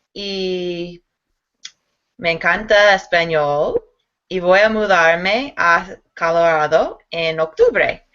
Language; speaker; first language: Spanish; non-native, fluent; English